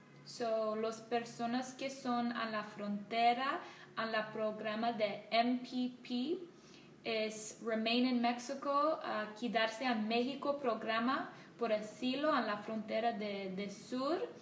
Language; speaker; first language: Spanish; non-native, learner; English